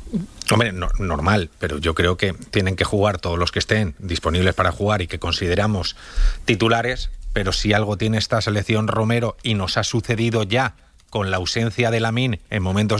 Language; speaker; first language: Spanish; native; Spanish